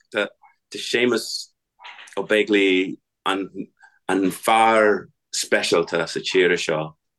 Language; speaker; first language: Irish; non-native, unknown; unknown